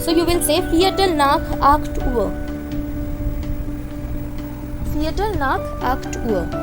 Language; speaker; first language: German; non-native, fluent; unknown